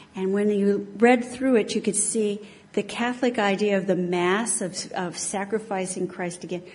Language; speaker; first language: English; native; English